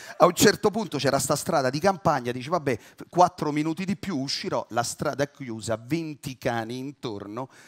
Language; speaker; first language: Italian; native; Italian